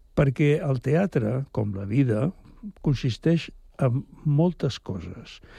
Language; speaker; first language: Catalan; native; Catalan